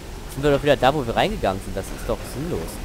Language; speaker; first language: German; native; German